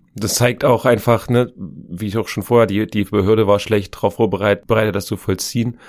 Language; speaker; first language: German; native; German